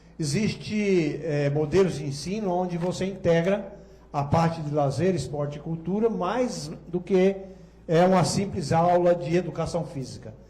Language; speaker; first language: Portuguese; native; Portuguese